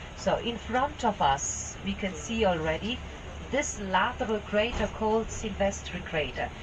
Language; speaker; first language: English; non-native, fluent; Italian